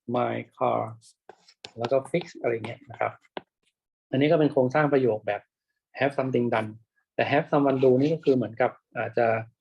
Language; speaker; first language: Thai; native; Thai